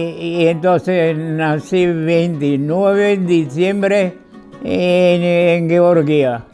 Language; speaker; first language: Spanish; non-native, fluent; Georgian